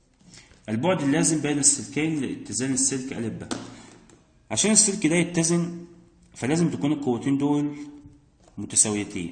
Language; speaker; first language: Arabic; native; Arabic